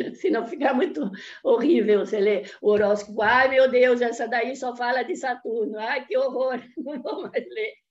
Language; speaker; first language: Portuguese; non-native, fluent; Italian